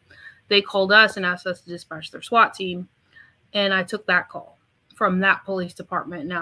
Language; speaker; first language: English; native; English